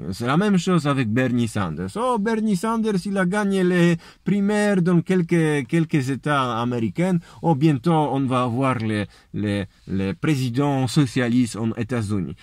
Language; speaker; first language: French; non-native, learner; Polish